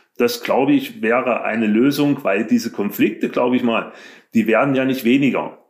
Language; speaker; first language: German; native; German